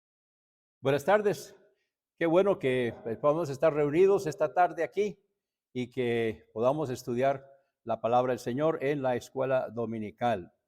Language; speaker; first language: Spanish; native; Spanish